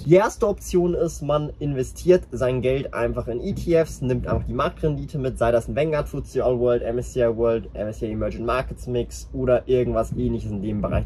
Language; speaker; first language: German; native; German